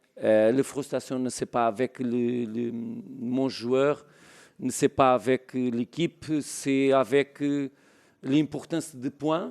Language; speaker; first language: French; non-native, learner; Portuguese